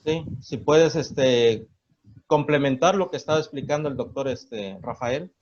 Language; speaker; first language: Spanish; native; Spanish